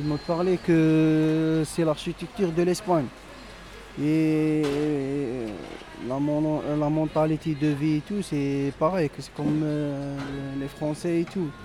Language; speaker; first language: French; non-native, local second language; Arabic